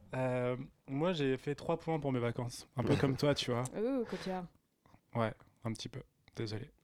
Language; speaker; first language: French; native; French